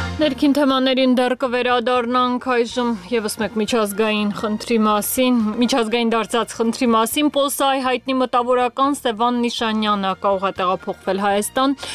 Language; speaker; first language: Armenian; native; Armenian